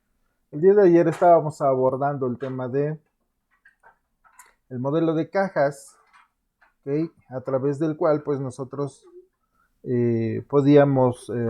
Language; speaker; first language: Spanish; native; Spanish